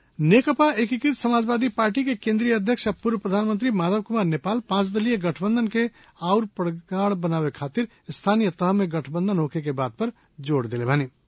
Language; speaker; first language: Bhojpuri; non-native, local second language; Nepali